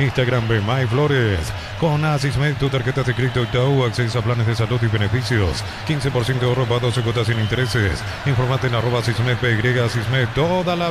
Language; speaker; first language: Spanish; native; Spanish